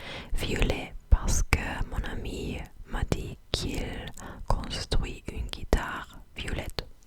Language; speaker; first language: French; non-native, fluent; English